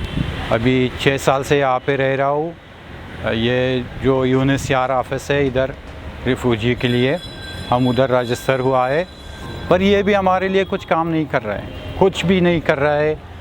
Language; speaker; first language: Hindi; non-native, fluent; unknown